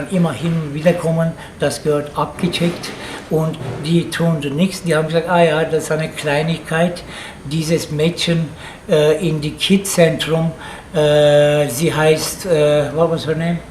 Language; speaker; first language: German; non-native, learner; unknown